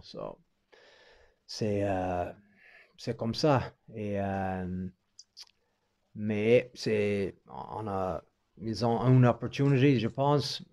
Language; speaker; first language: French; non-native, fluent; English